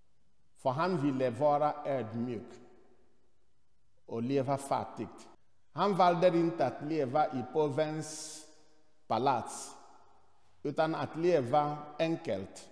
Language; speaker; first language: Swedish; non-native, fluent; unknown